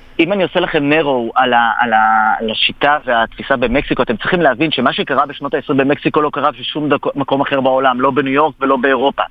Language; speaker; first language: Hebrew; native; Hebrew